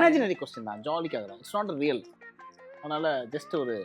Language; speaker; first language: Tamil; native; Tamil